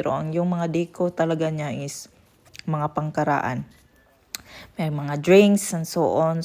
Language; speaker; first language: Filipino; non-native, local second language; Cebuano